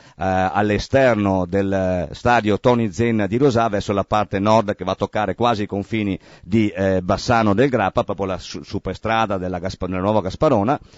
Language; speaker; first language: Italian; native; Italian